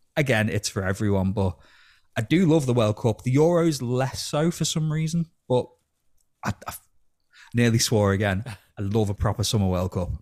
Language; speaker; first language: English; native; English